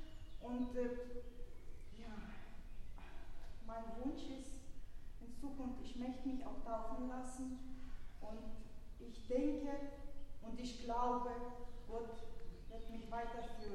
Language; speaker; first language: German; early bilingual, other home language; Russian